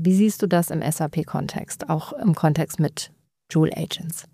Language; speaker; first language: German; native; German